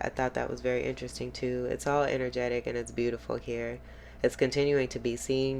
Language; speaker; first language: English; native; English